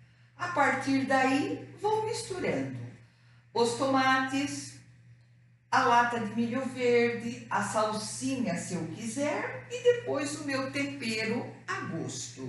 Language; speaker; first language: Portuguese; native; Portuguese